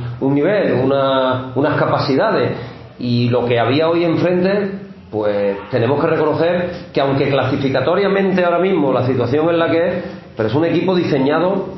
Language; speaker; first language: Spanish; native; Spanish